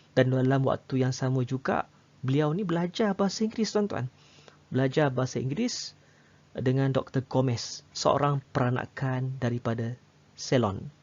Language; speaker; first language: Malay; native; Malay